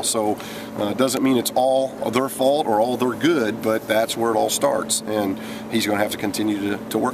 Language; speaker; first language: English; native; English